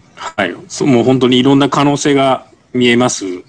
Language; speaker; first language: Japanese; native; Japanese